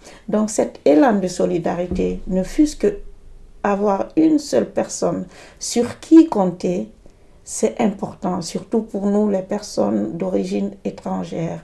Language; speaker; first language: French; native; French